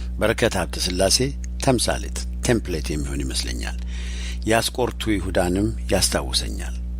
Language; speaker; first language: Amharic; native; Amharic